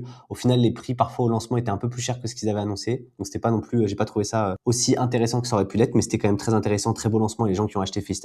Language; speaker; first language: French; native; French